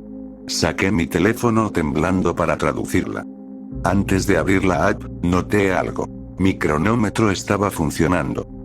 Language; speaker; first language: Spanish; native; Spanish